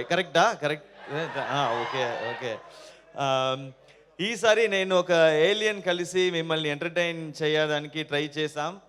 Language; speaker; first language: Telugu; non-native, learner; Tamil